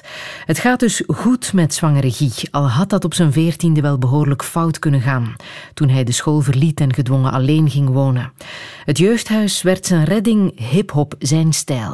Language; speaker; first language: Dutch; native; Dutch